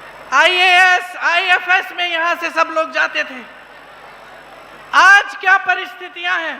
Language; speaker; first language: Hindi; native; Hindi